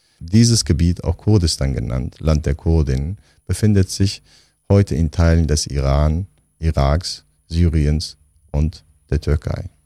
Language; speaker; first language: German; non-native, fluent; Kurdish